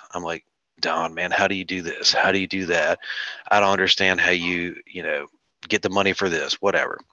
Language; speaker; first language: English; native; English